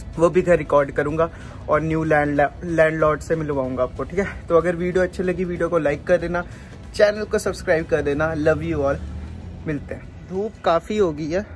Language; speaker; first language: Hindi; native; Hindi